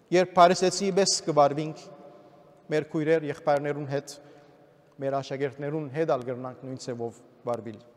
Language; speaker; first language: Armenian; early bilingual, heritage; Armenian